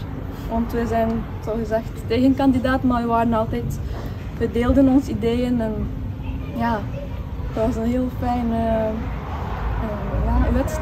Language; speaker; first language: Dutch; non-native, fluent; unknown